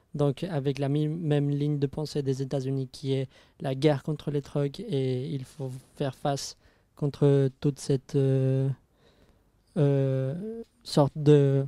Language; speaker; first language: French; non-native, fluent; Spanish